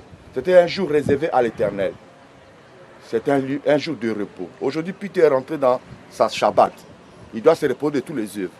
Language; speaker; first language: French; non-native, local second language; Lingala